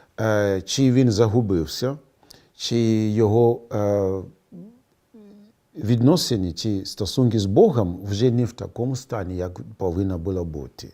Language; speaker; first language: Ukrainian; non-native, fluent; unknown